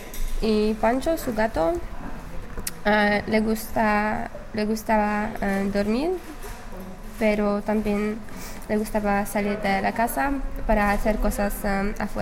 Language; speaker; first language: Spanish; non-native, learner; English